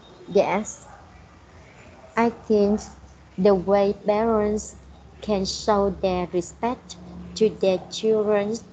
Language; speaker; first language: English; non-native, learner; Vietnamese